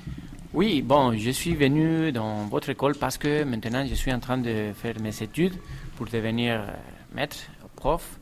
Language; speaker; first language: French; non-native, fluent; Spanish